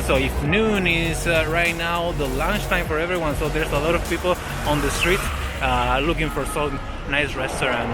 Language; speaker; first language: English; non-native, fluent; Spanish